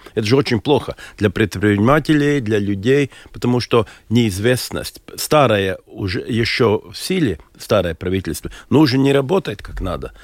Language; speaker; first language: Russian; non-native, local second language; Latvian